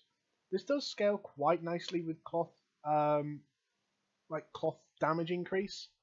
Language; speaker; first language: English; native; English